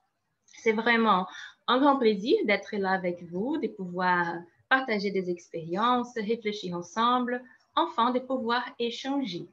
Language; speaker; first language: French; non-native, fluent; Portuguese